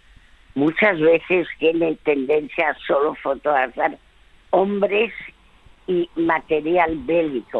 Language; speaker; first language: Spanish; early bilingual, other home language; French